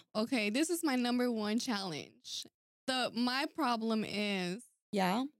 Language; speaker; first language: English; early bilingual, other home language; Spanish